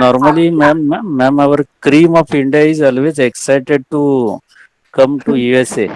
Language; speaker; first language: English; non-native, learner; Marathi